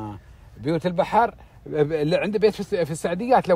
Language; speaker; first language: Arabic; native; Arabic